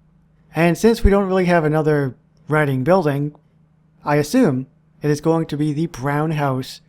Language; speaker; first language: English; native; English